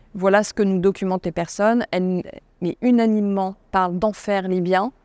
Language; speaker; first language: French; native; French